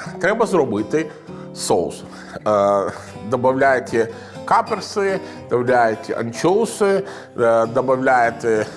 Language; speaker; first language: Ukrainian; non-native, learner; Italian